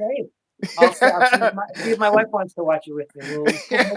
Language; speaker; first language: English; native; English